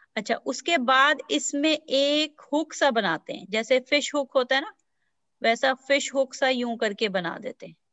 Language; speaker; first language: Urdu; native; Urdu